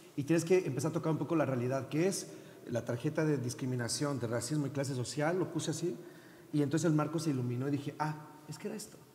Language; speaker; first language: Spanish; native; Spanish